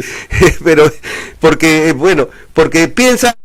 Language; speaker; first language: Spanish; native; Spanish